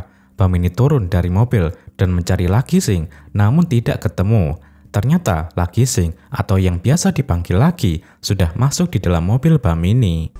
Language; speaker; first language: Indonesian; native; Indonesian